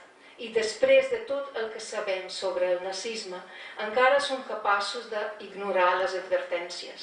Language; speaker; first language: Catalan; non-native, fluent; Slovenian